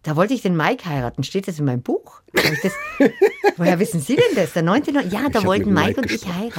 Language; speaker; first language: German; native; German